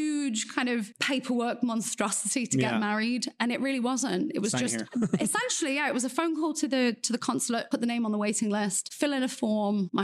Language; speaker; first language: English; native; English